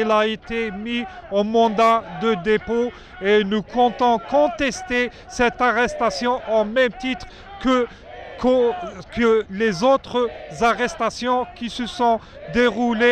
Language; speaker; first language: French; non-native, local second language; Arabic